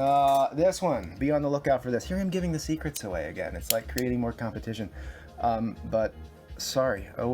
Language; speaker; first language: English; native; English